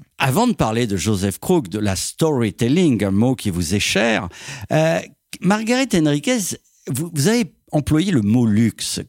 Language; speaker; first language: French; native; French